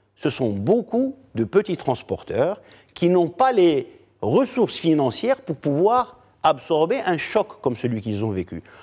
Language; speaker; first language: French; non-native, local second language; Arabic